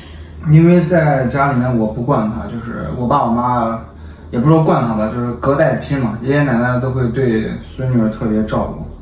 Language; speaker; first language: Chinese; native; Chinese